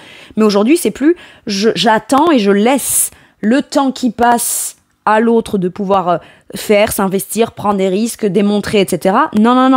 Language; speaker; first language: French; native; French